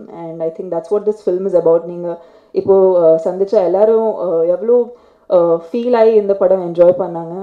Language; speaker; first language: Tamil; non-native, fluent; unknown